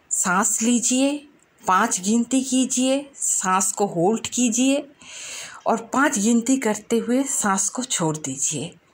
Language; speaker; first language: Hindi; non-native, local second language; Bangla